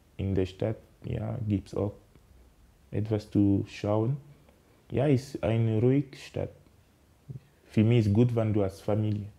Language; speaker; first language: German; non-native, learner; French